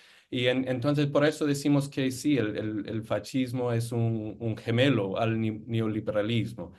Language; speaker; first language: Spanish; non-native, fluent; English